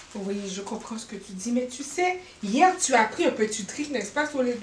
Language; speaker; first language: French; native; French